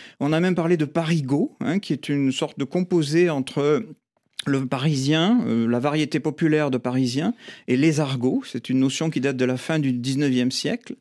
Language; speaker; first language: French; native; French